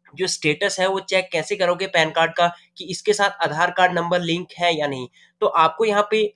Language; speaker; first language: Hindi; native; Hindi